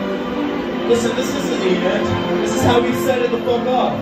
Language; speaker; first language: English; native; English